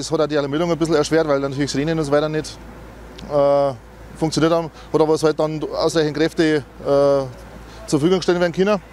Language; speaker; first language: German; native; German